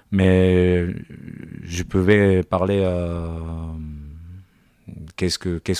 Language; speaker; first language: French; non-native, learner; Japanese